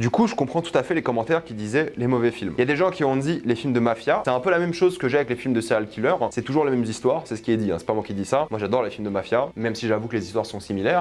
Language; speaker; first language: French; native; French